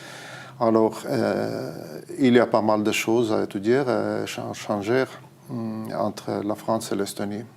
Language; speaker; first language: French; non-native, fluent; Estonian